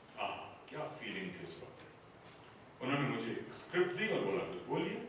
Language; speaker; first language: Hindi; non-native, local second language; Punjabi